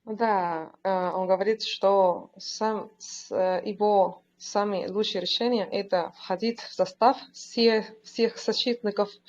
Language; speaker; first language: Russian; non-native, learner; Spanish